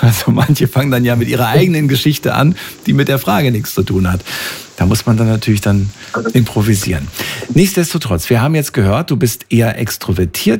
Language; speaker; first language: German; native; German